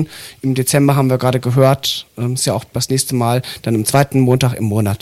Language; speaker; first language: German; native; German